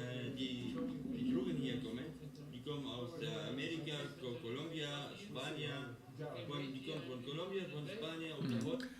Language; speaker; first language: German; non-native, learner; Arabic